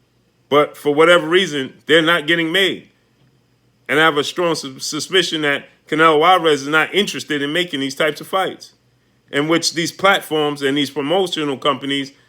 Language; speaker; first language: English; native; English